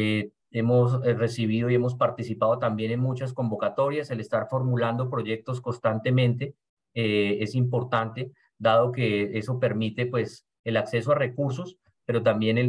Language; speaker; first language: Spanish; native; Spanish